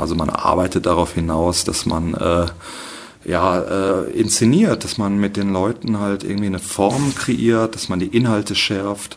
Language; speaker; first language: German; native; German